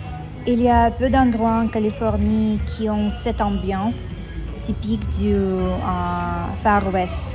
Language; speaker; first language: French; non-native, fluent; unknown